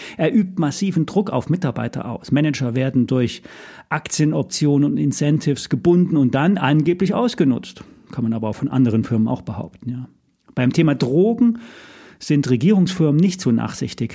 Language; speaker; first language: German; native; German